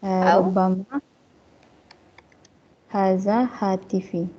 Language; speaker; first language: Arabic; non-native, learner; Malay